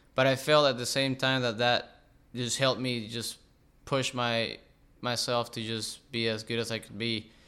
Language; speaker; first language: English; non-native, fluent; Spanish